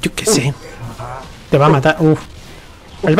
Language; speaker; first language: Spanish; native; Spanish